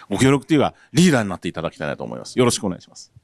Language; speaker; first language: Japanese; native; Japanese